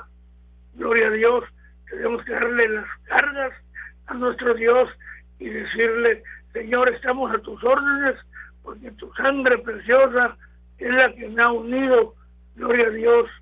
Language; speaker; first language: Spanish; native; Spanish